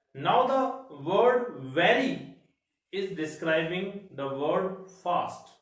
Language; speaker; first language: English; non-native, local second language; Punjabi